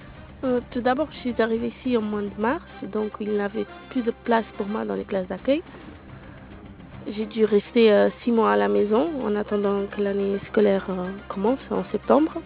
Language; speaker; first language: French; non-native, local second language; Portuguese